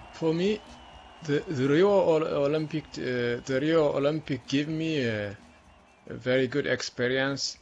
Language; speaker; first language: English; non-native, learner; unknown